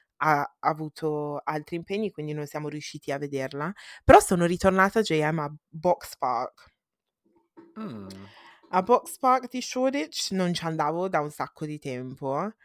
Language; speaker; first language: Italian; early bilingual, heritage; Italian